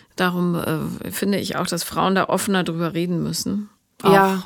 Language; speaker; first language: German; native; German